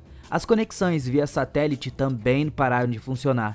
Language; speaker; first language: Portuguese; native; Portuguese